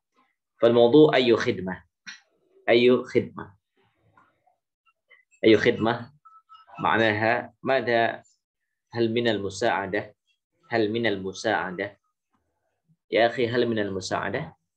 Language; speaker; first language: Arabic; non-native, fluent; Indonesian